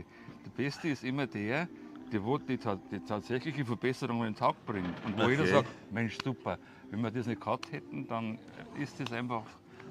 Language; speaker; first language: German; native; German